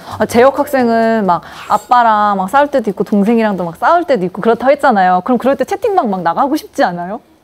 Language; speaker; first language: Korean; native; Korean